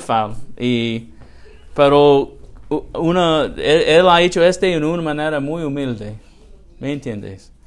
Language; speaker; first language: Spanish; non-native, learner; English